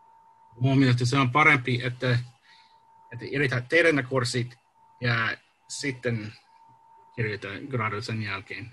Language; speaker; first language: Finnish; non-native, learner; English